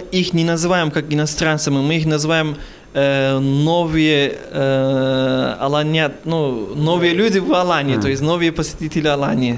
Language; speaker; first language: Russian; non-native, fluent; Turkish